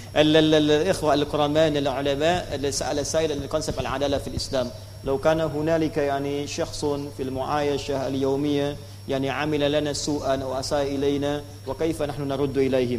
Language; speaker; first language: Arabic; non-native, fluent; Indonesian